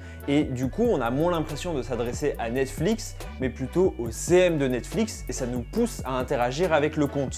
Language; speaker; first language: French; native; French